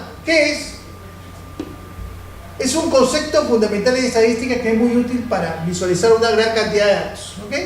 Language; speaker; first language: Spanish; native; Spanish